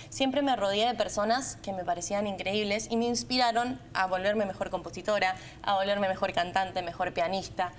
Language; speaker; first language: Spanish; native; Spanish